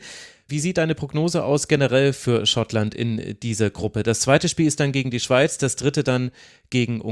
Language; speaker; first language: German; native; German